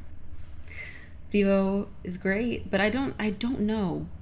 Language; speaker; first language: English; native; English